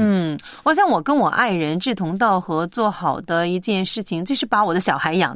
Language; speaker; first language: Chinese; native; Chinese